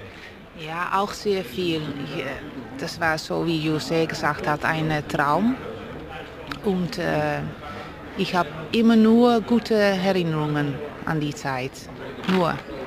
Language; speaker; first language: German; non-native, fluent; Dutch